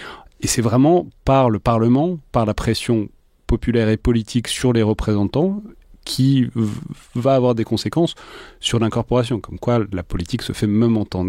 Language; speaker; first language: French; native; French